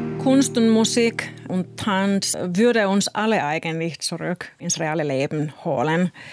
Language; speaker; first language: German; non-native, fluent; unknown